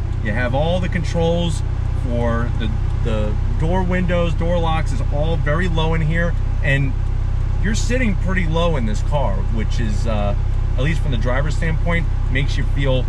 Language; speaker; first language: English; native; English